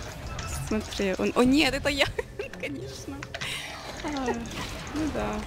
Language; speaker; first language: Russian; non-native, learner; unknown